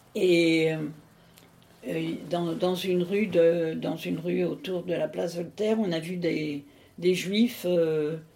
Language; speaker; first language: French; native; French